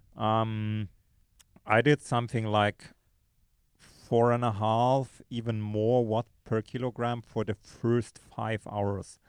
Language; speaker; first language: English; non-native, fluent; German